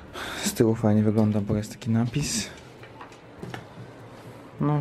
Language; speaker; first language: Polish; native; Polish